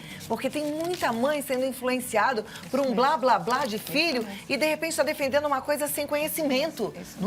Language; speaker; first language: Portuguese; native; Portuguese